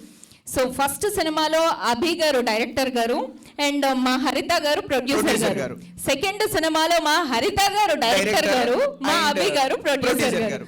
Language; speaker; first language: Telugu; native; Telugu